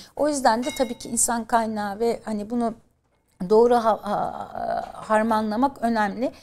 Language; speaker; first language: Turkish; native; Turkish